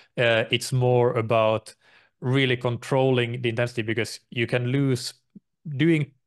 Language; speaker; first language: English; non-native, fluent; Finnish